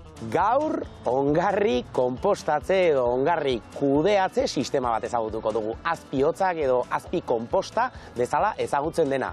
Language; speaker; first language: Basque; native; Basque